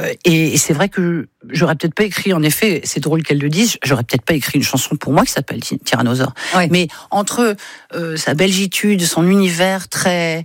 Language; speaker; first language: French; native; French